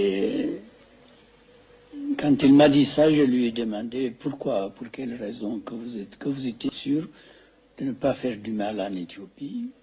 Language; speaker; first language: French; non-native, fluent; Amharic